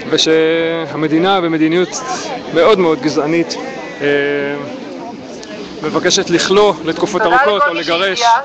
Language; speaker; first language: Hebrew; native; Hebrew